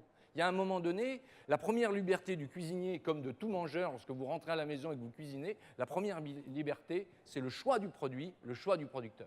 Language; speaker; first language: French; native; French